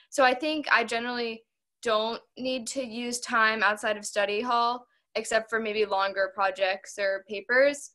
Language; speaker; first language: English; native; English